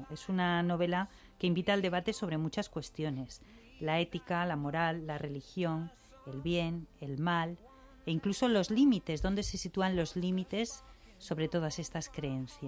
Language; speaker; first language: Spanish; native; Spanish